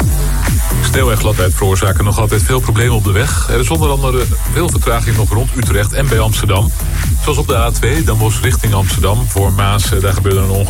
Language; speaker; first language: Dutch; native; Dutch